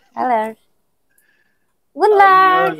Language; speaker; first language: Turkish; non-native, learner; Indonesian